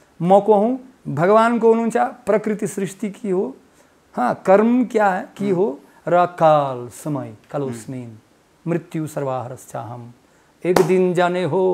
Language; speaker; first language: Nepali; non-native, fluent; Russian